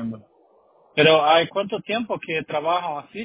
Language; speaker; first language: Spanish; non-native, learner; Portuguese